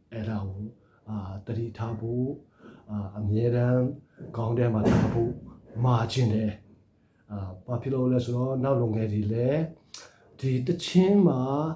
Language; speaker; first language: Burmese; non-native, local second language; Hakha Chin